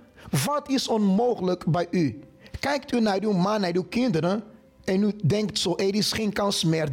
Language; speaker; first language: Dutch; non-native, fluent; Portuguese